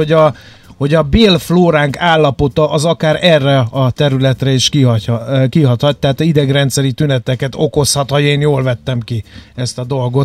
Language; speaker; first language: Hungarian; native; Hungarian